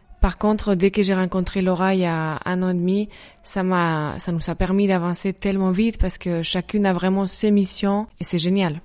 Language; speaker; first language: French; non-native, fluent; Spanish